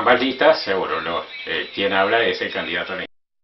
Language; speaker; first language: Spanish; native; Spanish